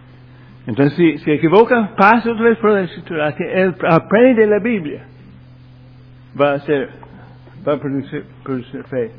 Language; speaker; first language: Spanish; non-native, fluent; English